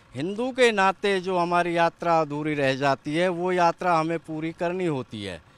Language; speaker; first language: Hindi; native; Hindi